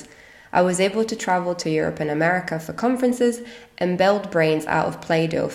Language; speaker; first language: English; non-native, fluent; Italian